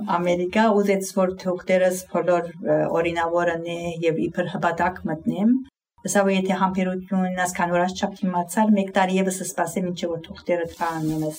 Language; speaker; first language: Armenian; early bilingual, heritage; Armenian